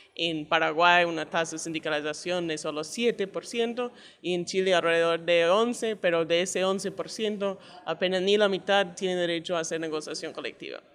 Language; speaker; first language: Spanish; non-native, fluent; English